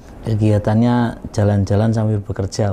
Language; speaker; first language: Indonesian; native; Indonesian